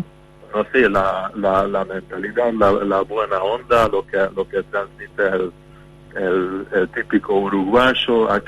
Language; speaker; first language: Spanish; non-native, fluent; Hungarian